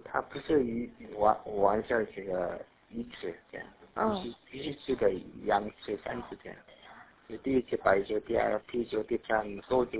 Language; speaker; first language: Chinese; non-native, learner; Korean